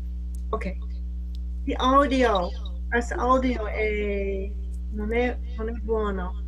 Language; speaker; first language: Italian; non-native, learner; English